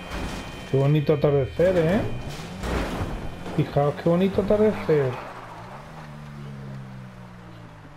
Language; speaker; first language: Spanish; native; Spanish